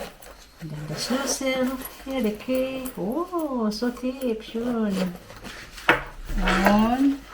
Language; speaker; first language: English; non-native, learner; Cebuano